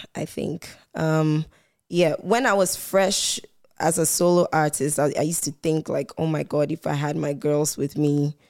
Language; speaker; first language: English; non-native, local second language; Ewe